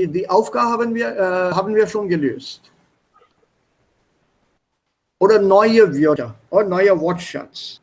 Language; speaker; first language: German; non-native, fluent; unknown